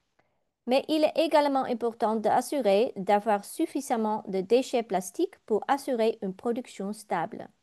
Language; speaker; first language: French; non-native, learner; Dutch